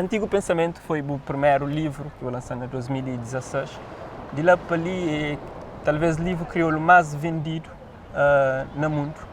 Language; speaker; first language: Portuguese; non-native, local second language; Kabuverdianu